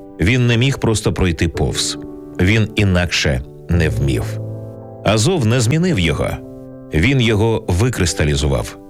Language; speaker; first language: Ukrainian; native; Ukrainian